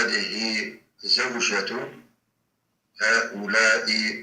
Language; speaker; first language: Arabic; non-native, learner; English